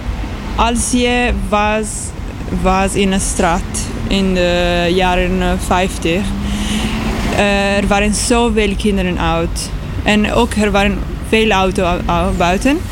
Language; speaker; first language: Dutch; non-native, learner; Italian